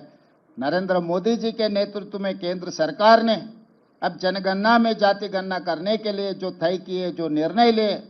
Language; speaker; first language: Hindi; non-native, local second language; Telugu